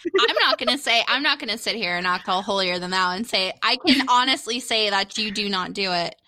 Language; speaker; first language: English; native; English